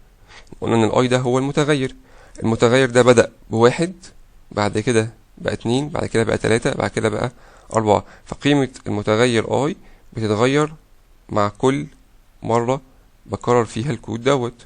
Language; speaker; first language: Arabic; native; Arabic